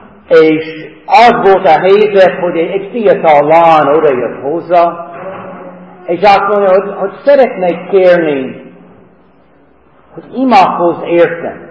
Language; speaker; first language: Hungarian; non-native, learner; English